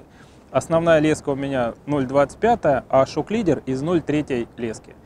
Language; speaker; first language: Russian; native; Russian